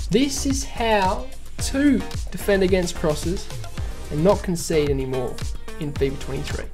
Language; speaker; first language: English; native; English